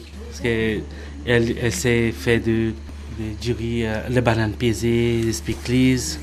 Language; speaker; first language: French; non-native, learner; English